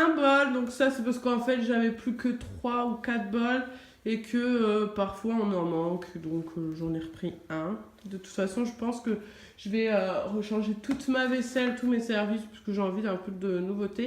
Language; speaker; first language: French; native; French